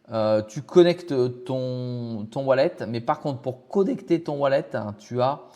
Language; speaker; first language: French; native; French